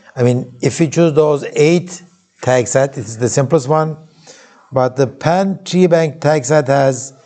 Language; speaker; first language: English; non-native, fluent; Turkish